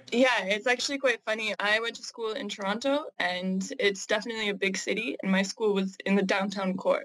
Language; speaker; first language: English; native; English